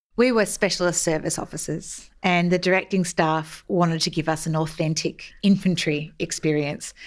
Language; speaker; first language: English; native; English